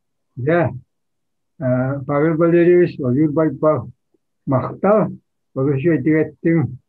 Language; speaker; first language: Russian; non-native, local second language; Yakut